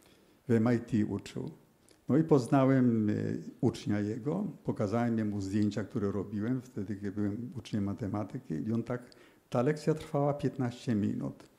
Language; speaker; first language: Polish; early bilingual, heritage; Polish